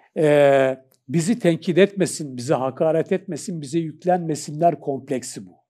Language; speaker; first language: Turkish; native; Turkish